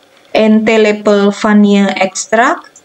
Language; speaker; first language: Dutch; non-native, fluent; Indonesian